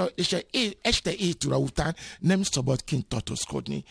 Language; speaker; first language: Hungarian; non-native, learner; Yoruba